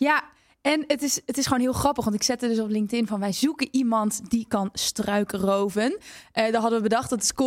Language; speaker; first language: Dutch; native; Dutch